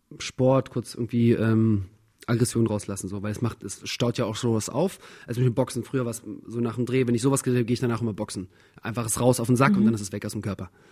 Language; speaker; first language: German; early bilingual, other home language; Russian